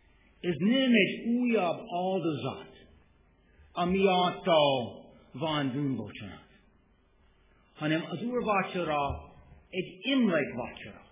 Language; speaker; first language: Hungarian; non-native, fluent; English